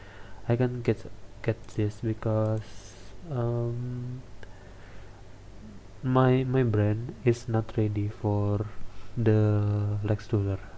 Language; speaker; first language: English; non-native, learner; Indonesian